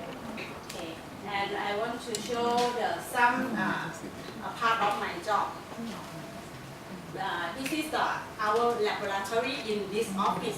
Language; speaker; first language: English; non-native, learner; Thai